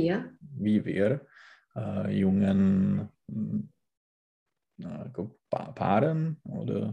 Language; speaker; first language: German; non-native, learner; Czech